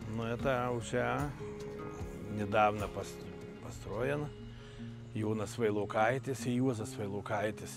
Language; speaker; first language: Russian; non-native, local second language; Lithuanian